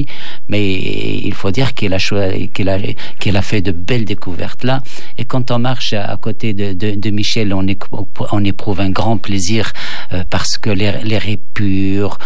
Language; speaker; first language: French; non-native, local second language; Berber languages